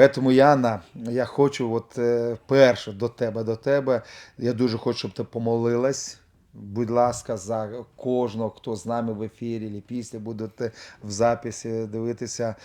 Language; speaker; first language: Ukrainian; non-native, local second language; Russian